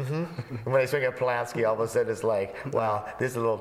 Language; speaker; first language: English; native; English